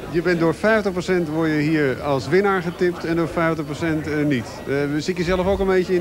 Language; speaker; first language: Dutch; native; Dutch